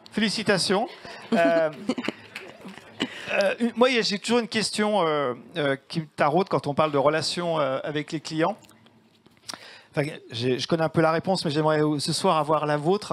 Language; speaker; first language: French; native; French